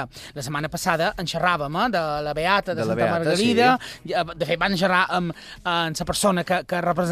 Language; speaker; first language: Catalan; native; Catalan